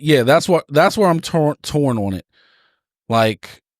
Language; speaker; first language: English; native; English